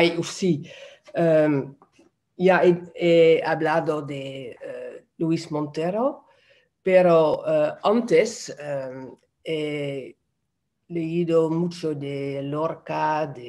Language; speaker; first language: Spanish; non-native, fluent; Dutch